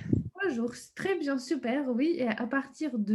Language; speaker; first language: French; non-native, fluent; Russian